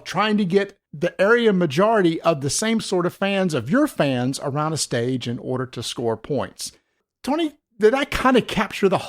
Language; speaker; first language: English; native; English